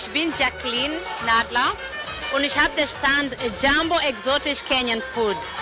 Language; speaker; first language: German; non-native, learner; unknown